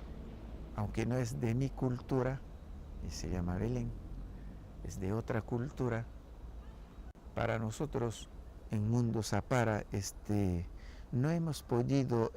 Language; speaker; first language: Spanish; non-native, local second language; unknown